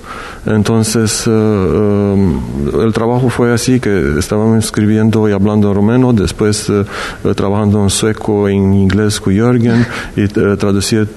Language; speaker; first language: Spanish; non-native, learner; Romanian